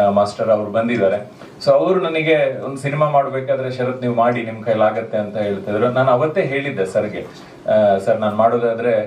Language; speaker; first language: Kannada; non-native, local second language; Tulu